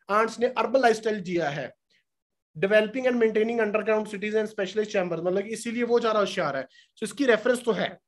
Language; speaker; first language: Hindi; non-native, local second language; Punjabi